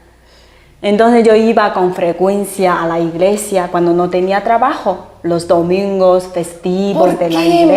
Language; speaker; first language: Spanish; non-native, fluent; Chinese